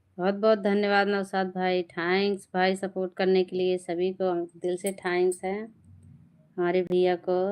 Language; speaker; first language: Hindi; native; Hindi